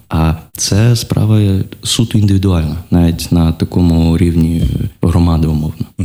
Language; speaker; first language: Ukrainian; non-native, local second language; Russian